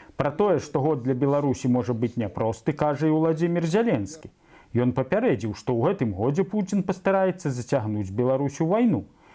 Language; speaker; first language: Belarusian; native; Belarusian